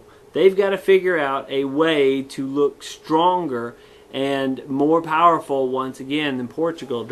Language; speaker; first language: English; native; English